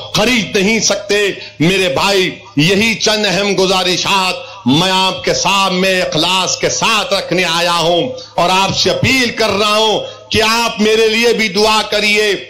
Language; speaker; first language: Urdu; native; Urdu